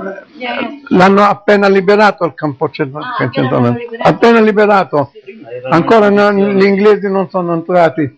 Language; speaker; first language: Italian; non-native, local second language; Arabic